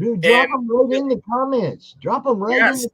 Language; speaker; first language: English; native; English